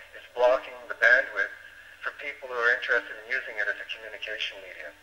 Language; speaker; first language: English; native; English